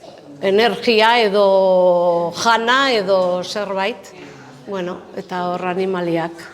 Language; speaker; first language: Basque; non-native, local second language; Spanish